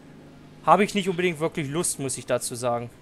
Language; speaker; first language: German; native; German